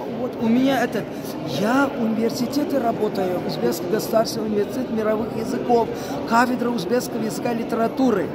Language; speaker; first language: Russian; non-native, local second language; Uzbek